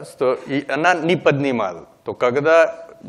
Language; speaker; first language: Russian; non-native, learner; Hindi